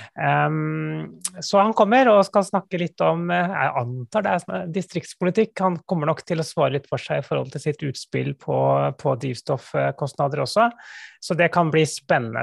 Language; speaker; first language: Norwegian; native; Norwegian